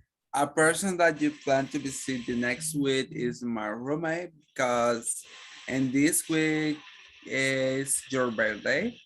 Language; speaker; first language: English; non-native, learner; Spanish